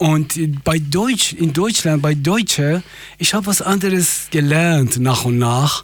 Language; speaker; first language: German; non-native, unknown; Persian